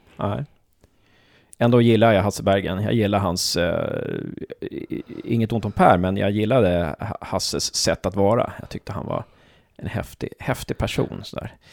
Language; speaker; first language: Swedish; native; Swedish